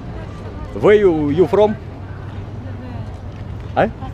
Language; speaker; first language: English; non-native, learner; Russian